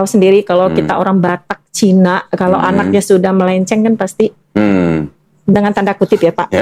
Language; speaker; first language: Indonesian; native; Indonesian